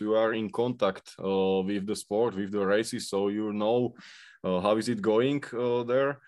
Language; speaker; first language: English; non-native, fluent; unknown